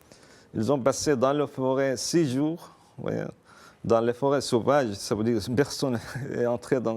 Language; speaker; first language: French; non-native, fluent; Arabic